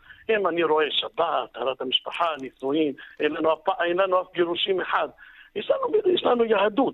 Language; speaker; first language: Hebrew; non-native, fluent; Arabic